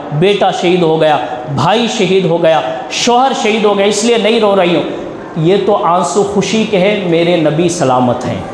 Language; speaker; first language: Urdu; native; Urdu